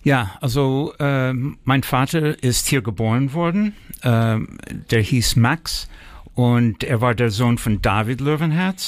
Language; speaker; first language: German; early bilingual, heritage; German